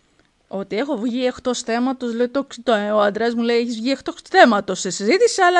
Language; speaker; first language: Greek; native; Greek